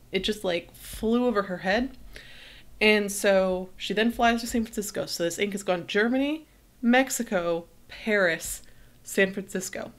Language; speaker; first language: English; native; English